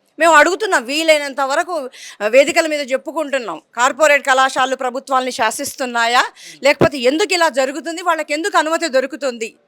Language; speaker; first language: Telugu; native; Telugu